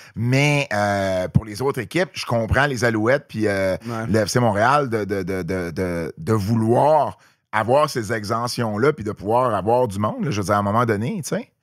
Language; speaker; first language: French; native; French